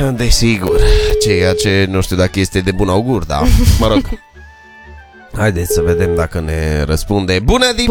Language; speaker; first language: Romanian; native; Romanian